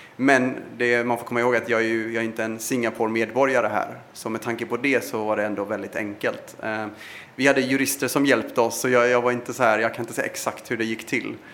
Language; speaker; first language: Swedish; early bilingual, other home language; Persian